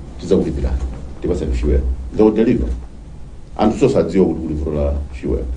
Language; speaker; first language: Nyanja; non-native, local second language; Tumbuka